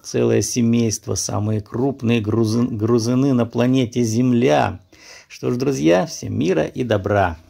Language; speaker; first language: Russian; native; Russian